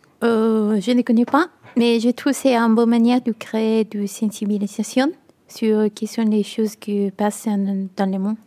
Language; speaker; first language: French; non-native, learner; Italian